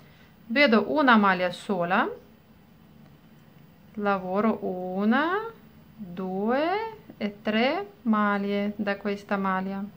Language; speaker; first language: Italian; non-native, fluent; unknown